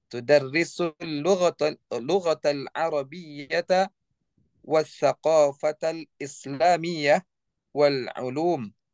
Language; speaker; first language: Arabic; non-native, learner; Indonesian